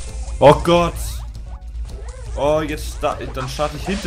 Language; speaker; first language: German; native; German